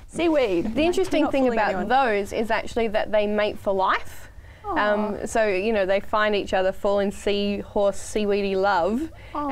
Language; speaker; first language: English; native; English